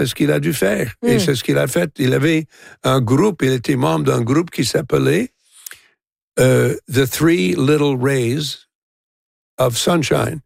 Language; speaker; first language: French; non-native, local second language; English